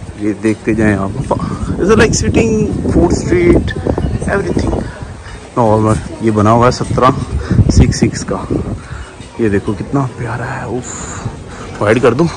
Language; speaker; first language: Urdu; non-native, local second language; Punjabi